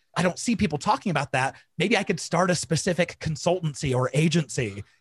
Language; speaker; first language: English; native; English